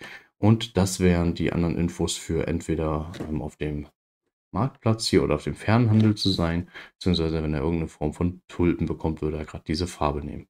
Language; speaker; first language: German; native; German